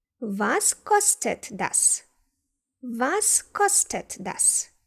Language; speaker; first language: German; non-native, fluent; Ukrainian